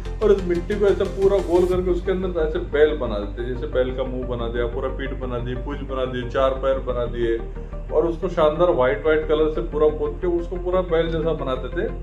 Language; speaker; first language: Hindi; non-native, local second language; Marathi